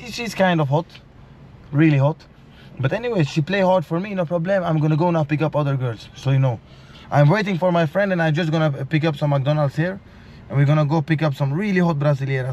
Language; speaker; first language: English; non-native, fluent; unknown